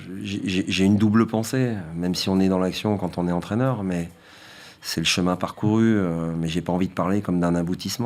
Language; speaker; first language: French; native; French